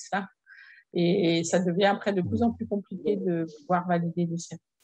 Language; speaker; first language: French; native; French